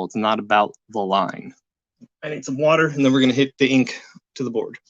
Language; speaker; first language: English; native; English